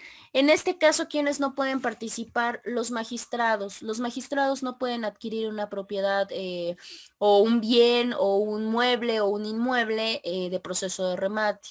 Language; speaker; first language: Spanish; native; Spanish